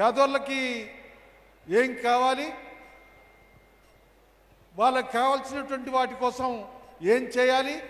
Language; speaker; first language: Telugu; native; Telugu